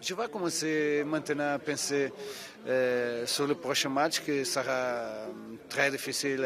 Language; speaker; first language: French; non-native, fluent; Portuguese